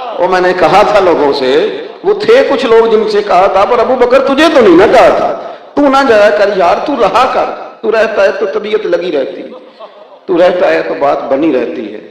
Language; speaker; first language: Urdu; non-native, local second language; Punjabi